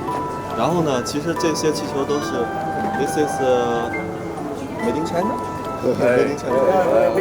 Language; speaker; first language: English; non-native, learner; Chinese